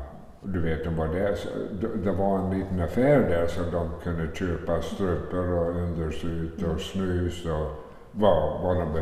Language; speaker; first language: Swedish; early bilingual, heritage; Swedish